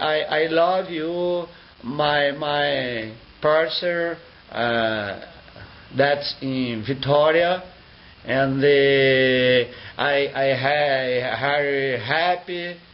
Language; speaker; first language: English; non-native, learner; Portuguese